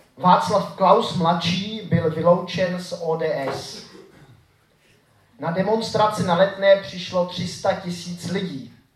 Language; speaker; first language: Czech; native; Czech